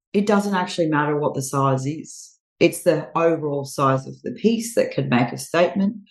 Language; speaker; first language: English; native; English